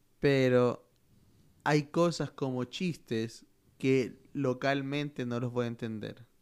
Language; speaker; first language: Spanish; native; Spanish